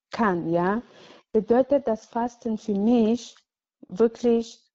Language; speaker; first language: German; non-native, fluent; English